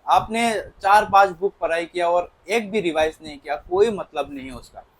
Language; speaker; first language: Hindi; non-native, local second language; Bangla